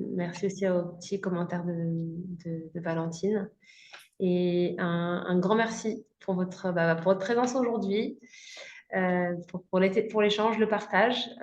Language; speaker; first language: French; native; French